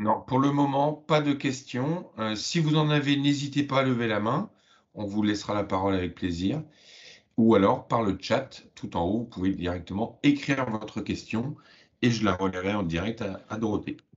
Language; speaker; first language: French; native; French